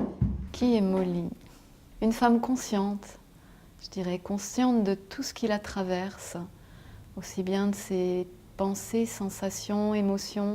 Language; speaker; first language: French; native; French